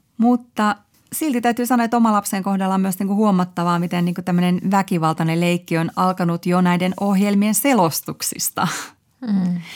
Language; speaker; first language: Finnish; native; Finnish